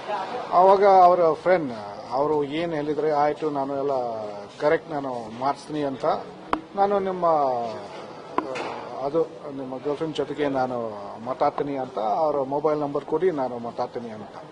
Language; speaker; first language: Kannada; non-native, fluent; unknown